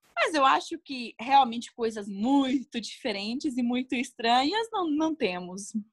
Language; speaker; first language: Portuguese; non-native, fluent; Hungarian